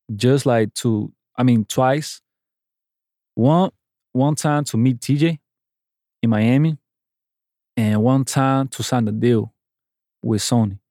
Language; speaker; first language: English; non-native, fluent; Portuguese